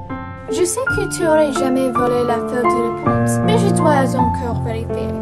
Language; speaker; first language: French; non-native, learner; English